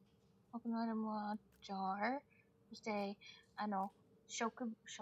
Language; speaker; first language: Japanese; non-native, learner; English